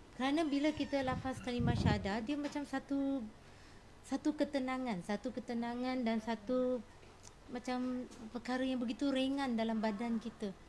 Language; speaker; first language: Malay; non-native, local second language; Cantonese